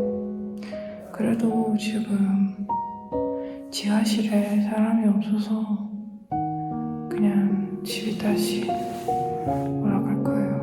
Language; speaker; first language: Korean; non-native, learner; Ukrainian